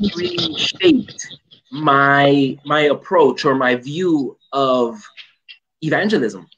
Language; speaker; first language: English; native; English